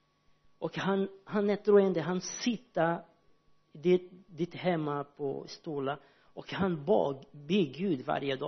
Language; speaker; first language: Swedish; non-native, learner; Portuguese